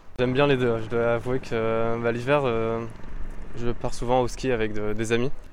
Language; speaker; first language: French; native; French